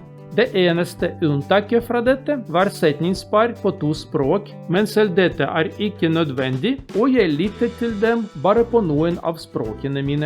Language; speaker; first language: Norwegian; non-native, learner; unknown